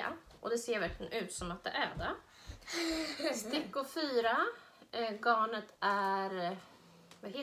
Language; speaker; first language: Swedish; native; Swedish